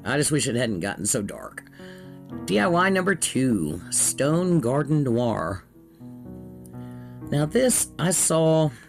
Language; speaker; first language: English; native; English